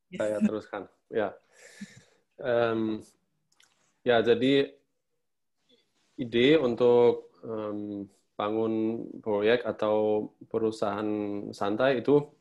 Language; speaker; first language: Indonesian; non-native, fluent; German